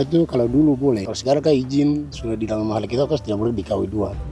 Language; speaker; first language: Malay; non-native, local second language; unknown